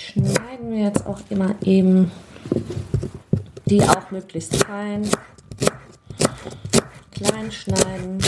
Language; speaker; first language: German; native; German